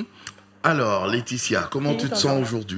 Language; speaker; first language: French; non-native, local second language; Lingala